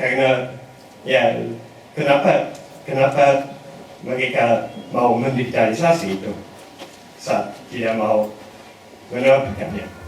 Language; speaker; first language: Indonesian; non-native, learner; German